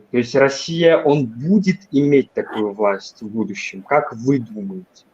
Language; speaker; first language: Russian; non-native, local second language; Tajik